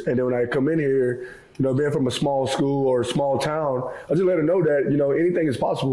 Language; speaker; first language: English; native; English